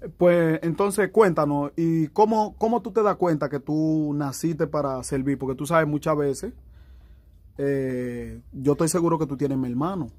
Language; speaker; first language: Spanish; native; Spanish